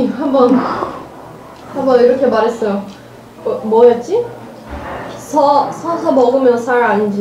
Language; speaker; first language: Korean; non-native, fluent; Portuguese